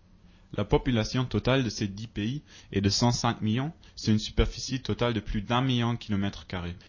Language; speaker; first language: French; native; French